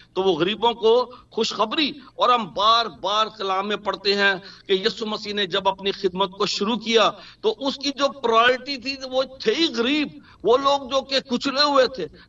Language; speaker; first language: Urdu; non-native, local second language; Punjabi